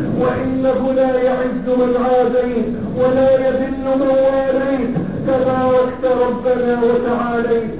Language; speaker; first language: Arabic; native; Arabic